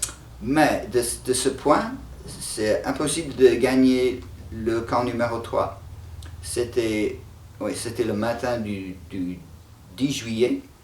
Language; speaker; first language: French; non-native, fluent; English